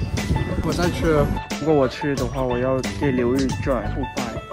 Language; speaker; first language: Chinese; non-native, fluent; Thai